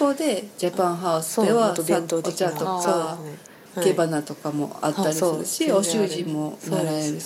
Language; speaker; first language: Japanese; native; Japanese